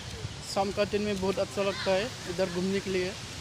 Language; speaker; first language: Hindi; non-native, local second language; Bodo